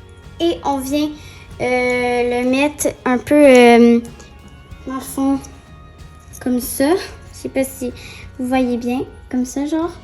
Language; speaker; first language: French; native; French